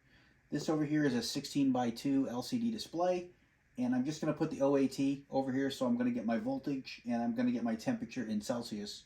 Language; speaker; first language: English; native; English